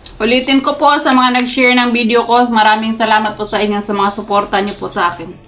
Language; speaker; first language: Filipino; non-native, local second language; Cebuano